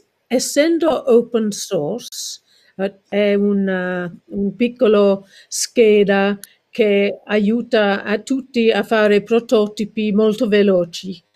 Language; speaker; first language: Italian; non-native, fluent; English